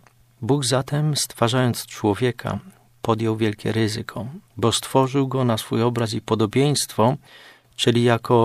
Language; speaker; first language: Polish; native; Polish